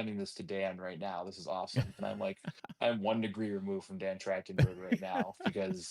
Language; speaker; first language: English; native; English